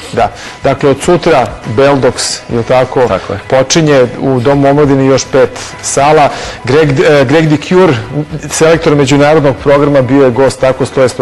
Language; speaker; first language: Serbian; native; Serbian